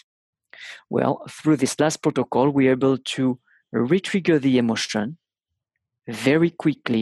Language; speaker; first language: English; non-native, fluent; French